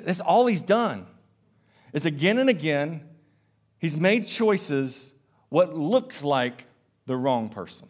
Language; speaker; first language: English; native; English